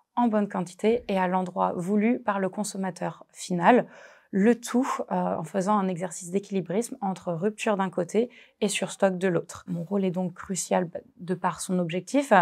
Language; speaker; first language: French; native; French